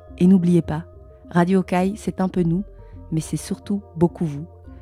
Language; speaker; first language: French; native; French